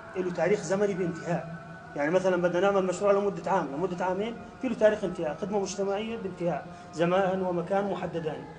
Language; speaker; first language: Arabic; native; Arabic